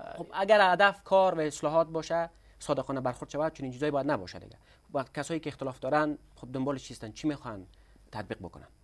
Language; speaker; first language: Persian; native; Persian